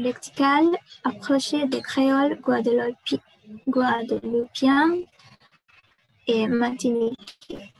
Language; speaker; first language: French; non-native, learner; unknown